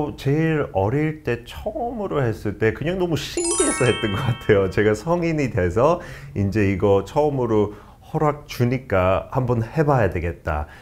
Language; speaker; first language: Korean; non-native, fluent; English